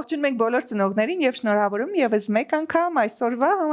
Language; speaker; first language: Armenian; native; Armenian